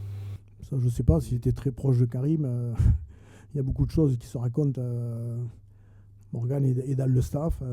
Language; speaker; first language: French; native; French